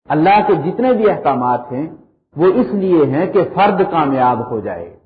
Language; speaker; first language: Urdu; non-native, local second language; Punjabi